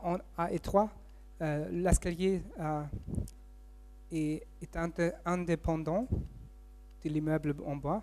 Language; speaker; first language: French; non-native, fluent; German